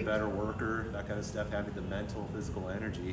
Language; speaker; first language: English; native; English